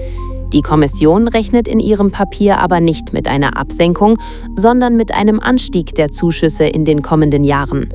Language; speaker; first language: German; native; German